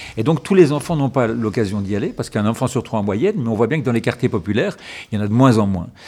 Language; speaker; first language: French; native; French